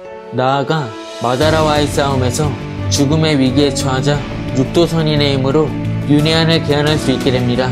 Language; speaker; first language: Korean; native; Korean